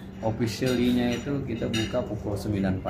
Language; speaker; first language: Indonesian; native; Indonesian